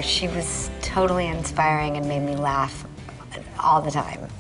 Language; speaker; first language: English; native; English